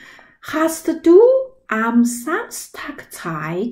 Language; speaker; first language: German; non-native, learner; Chinese